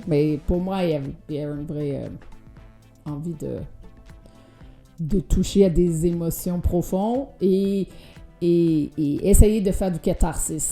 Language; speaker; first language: French; non-native, fluent; Danish